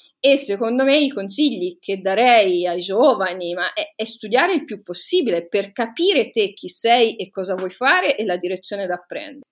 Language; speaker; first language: Italian; native; Italian